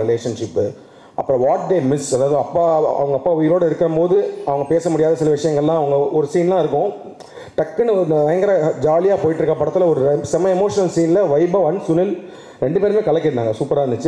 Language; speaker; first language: Tamil; native; Tamil